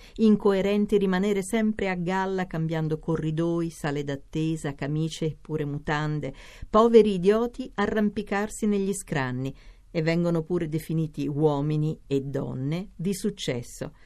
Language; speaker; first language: Italian; native; Italian